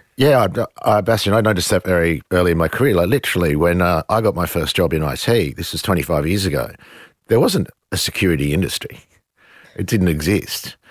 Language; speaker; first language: English; native; English